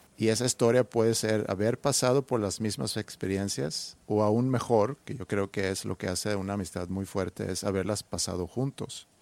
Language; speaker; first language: Spanish; non-native, fluent; Swedish